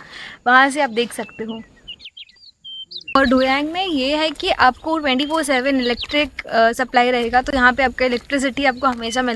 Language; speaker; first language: Hindi; native; Hindi